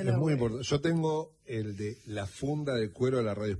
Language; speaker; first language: Spanish; native; Spanish